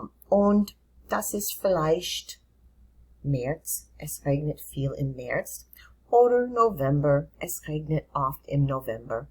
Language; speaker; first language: German; non-native, fluent; English